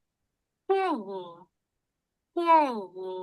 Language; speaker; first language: Chinese; non-native, learner; Bangla